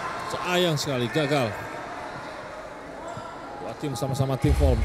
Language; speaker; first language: Indonesian; native; Indonesian